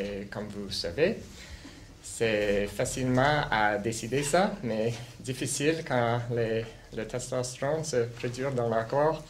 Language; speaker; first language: French; non-native, local second language; English